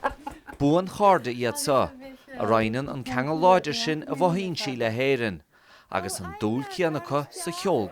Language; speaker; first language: Irish; native; Irish